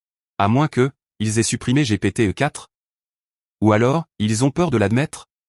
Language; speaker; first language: French; native; French